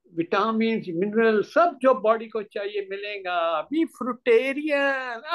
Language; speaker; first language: Hindi; native; Hindi